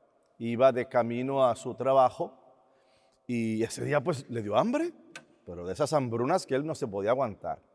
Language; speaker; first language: Spanish; native; Spanish